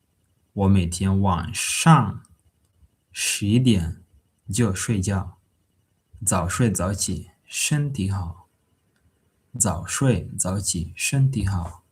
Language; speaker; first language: Chinese; non-native, fluent; English